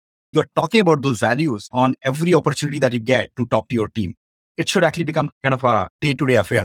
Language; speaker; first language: English; non-native, local second language; Hindi